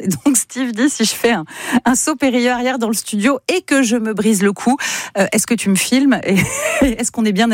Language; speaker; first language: French; native; French